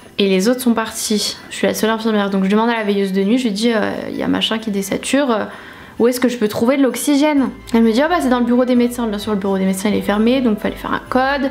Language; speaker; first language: French; native; French